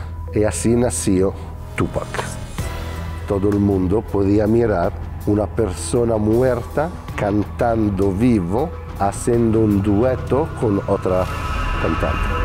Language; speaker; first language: Spanish; non-native, learner; Italian